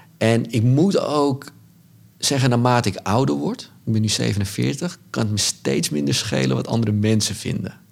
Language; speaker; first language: Dutch; early bilingual, other home language; Sranan Tongo